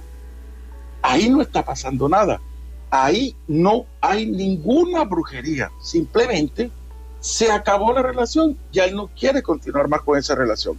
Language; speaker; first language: Spanish; native; Spanish